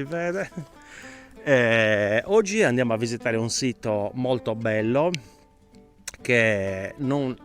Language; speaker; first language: Italian; native; Italian